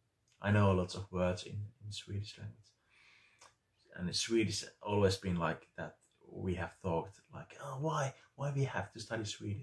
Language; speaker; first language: English; non-native, fluent; Finnish